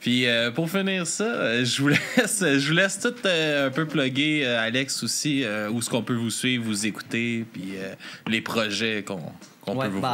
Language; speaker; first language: French; native; French